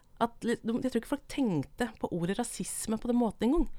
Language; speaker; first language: Norwegian; non-native, local second language; Vietnamese